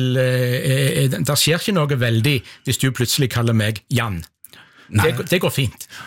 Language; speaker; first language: Norwegian; native; Norwegian